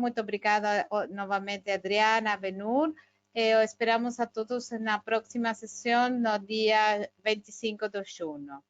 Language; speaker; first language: Portuguese; non-native, fluent; Spanish